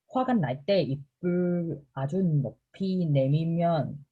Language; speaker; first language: Korean; non-native, fluent; Chinese